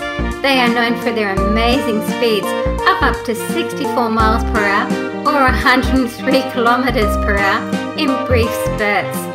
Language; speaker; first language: English; native; English